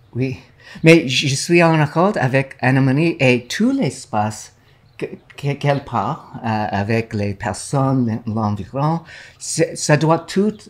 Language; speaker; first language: French; non-native, learner; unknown